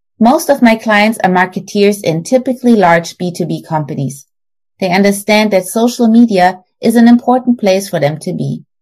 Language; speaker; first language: English; non-native, fluent; German